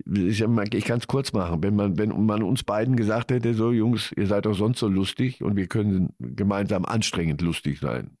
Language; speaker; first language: German; early bilingual, other home language; Polish